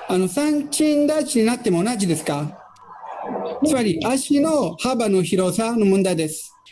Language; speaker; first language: Japanese; non-native, fluent; Italian